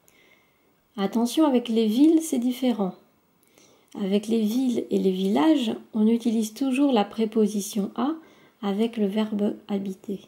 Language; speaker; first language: French; native; French